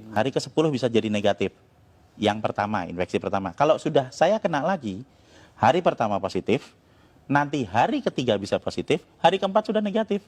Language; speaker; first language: Indonesian; native; Indonesian